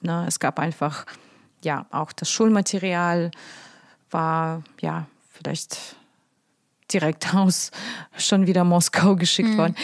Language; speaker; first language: German; non-native, fluent; Russian